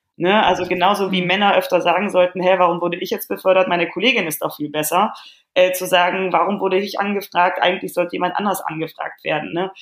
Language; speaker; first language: German; early bilingual, other home language; Polish